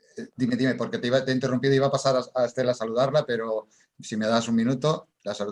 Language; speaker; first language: Spanish; native; Spanish